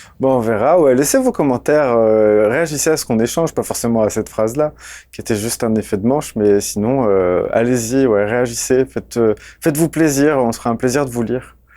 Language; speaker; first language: French; native; French